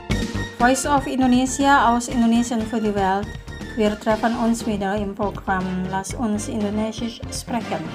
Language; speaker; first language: German; non-native, fluent; Indonesian